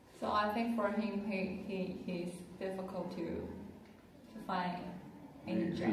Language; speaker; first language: English; non-native, learner; Chinese